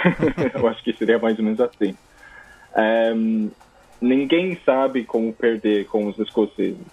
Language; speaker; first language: Portuguese; non-native, fluent; English